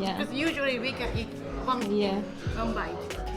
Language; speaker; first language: English; non-native, fluent; Japanese